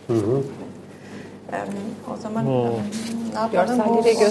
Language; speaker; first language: Turkish; non-native, fluent; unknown